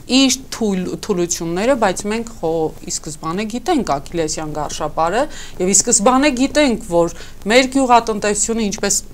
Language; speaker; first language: Armenian; native; Armenian